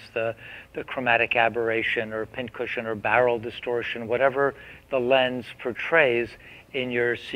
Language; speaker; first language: English; native; English